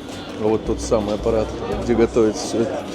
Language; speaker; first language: Russian; native; Russian